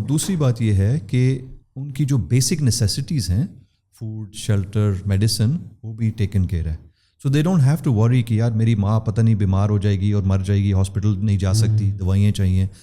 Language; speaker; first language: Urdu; non-native, local second language; Pahari-Potwari